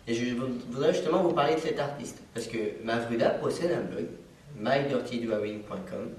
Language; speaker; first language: French; native; French